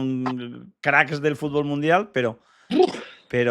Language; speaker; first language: Spanish; native; Spanish